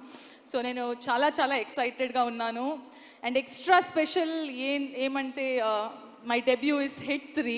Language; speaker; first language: Telugu; non-native, learner; Kannada